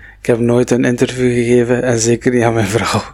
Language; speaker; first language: Dutch; non-native, local second language; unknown